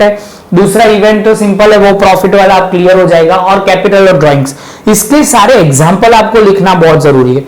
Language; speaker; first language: Hindi; non-native, local second language; Gujarati